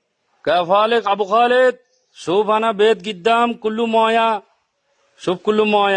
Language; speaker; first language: Arabic; non-native, learner; Bangla